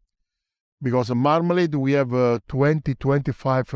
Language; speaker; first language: English; non-native, learner; Italian